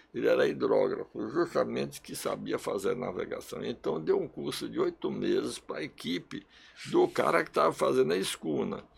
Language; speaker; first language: Portuguese; early bilingual, other home language; Russian